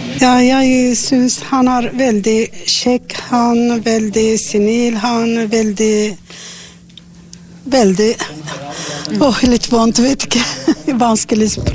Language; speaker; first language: Norwegian; non-native, learner; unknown